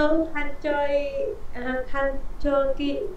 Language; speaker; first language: Korean; non-native, learner; Vietnamese